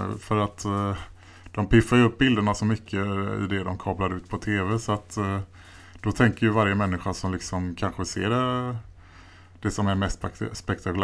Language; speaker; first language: Swedish; native; Swedish